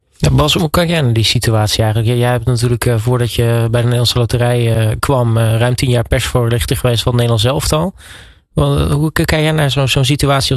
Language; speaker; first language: Dutch; native; Dutch